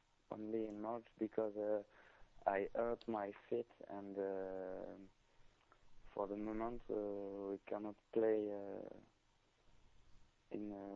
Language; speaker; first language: English; non-native, learner; French